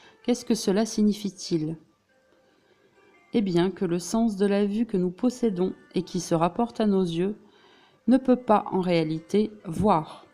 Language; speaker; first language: French; native; French